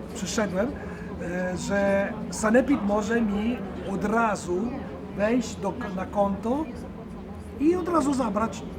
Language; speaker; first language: Polish; non-native, learner; Italian